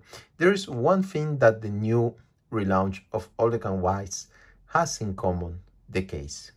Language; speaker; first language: English; non-native, fluent; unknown